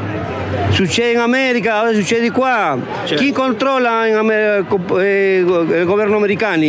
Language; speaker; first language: Italian; non-native, learner; Spanish